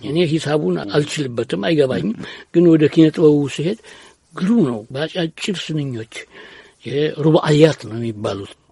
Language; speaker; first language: Amharic; native; Amharic